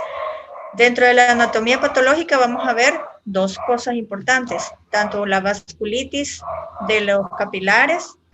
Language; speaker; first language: Spanish; native; Spanish